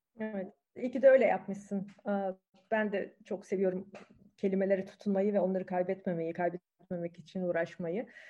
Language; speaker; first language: Turkish; native; Turkish